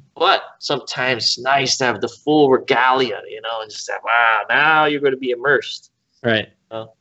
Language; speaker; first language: English; native; English